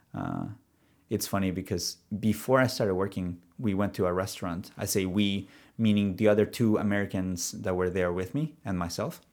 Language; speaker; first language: English; early bilingual, other home language; Spanish